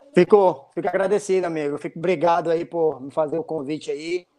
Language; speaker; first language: Portuguese; native; Portuguese